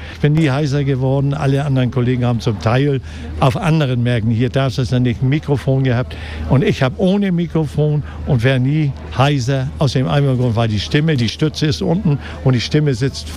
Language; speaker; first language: German; native; German